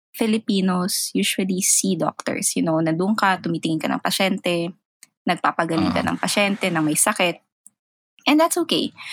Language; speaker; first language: Filipino; native; Filipino